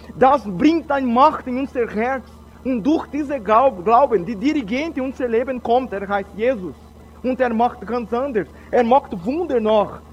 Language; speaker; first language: German; non-native, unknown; Portuguese